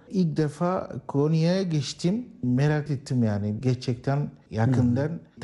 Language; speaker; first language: Turkish; non-native, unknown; Arabic